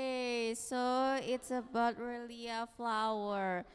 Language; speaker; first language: English; non-native, learner; Indonesian